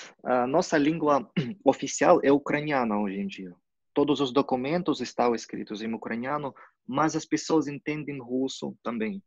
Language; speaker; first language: Portuguese; non-native, fluent; Russian